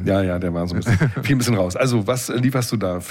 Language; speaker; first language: German; native; German